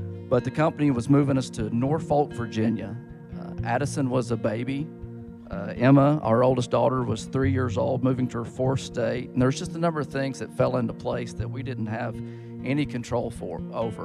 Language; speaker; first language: English; native; English